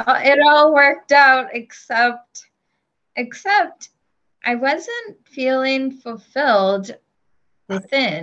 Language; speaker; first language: English; non-native, local second language; Gujarati